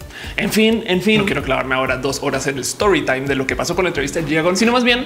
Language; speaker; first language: Spanish; native; Spanish